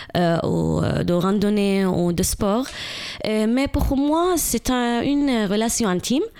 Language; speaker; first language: French; non-native, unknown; Arabic